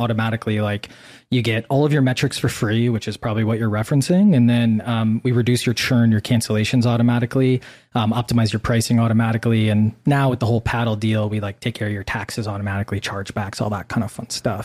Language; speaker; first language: English; native; English